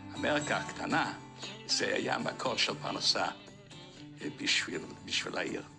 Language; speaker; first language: Hebrew; non-native, fluent; Yiddish